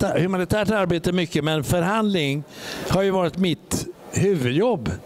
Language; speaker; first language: Swedish; native; Swedish